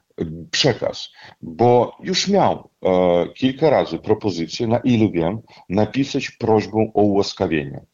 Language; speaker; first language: Polish; non-native, fluent; Russian